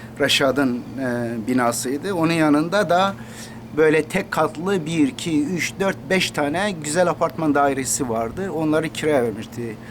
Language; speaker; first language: Turkish; non-native, local second language; Kurdish